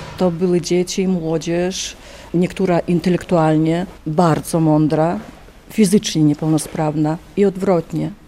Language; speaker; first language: Polish; early bilingual, heritage; Polish